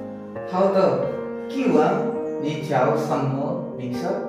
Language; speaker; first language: Chinese; non-native, learner; Indonesian